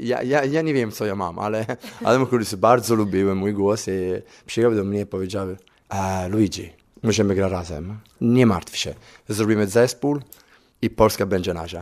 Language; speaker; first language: Polish; non-native, learner; Italian